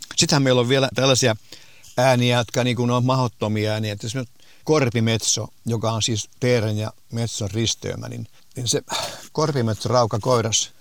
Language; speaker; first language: Finnish; native; Finnish